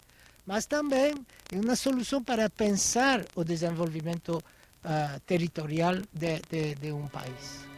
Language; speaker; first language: Portuguese; non-native, fluent; French